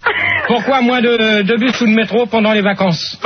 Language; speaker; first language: French; native; French